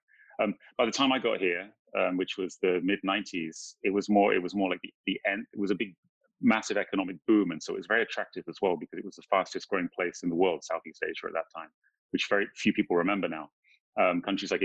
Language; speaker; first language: English; native; English